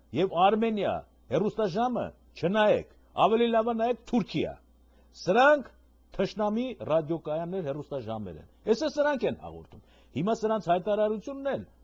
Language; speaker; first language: Armenian; native; Armenian